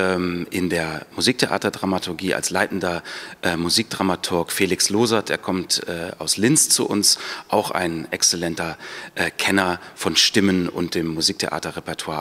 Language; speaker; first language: German; native; German